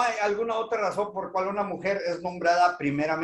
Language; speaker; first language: Spanish; native; Spanish